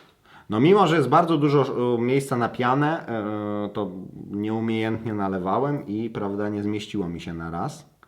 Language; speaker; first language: Polish; native; Polish